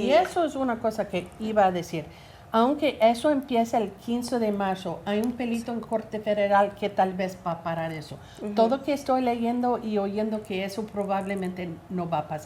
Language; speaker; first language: Spanish; non-native, learner; English